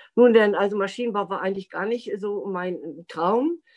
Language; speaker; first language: German; native; German